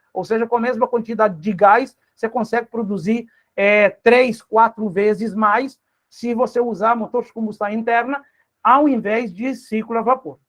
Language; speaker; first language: Portuguese; non-native, local second language; Kabuverdianu